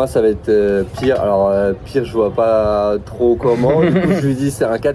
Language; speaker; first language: French; native; French